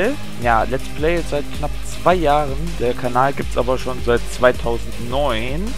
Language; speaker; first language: German; native; German